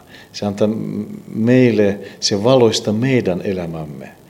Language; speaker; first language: Finnish; non-native, fluent; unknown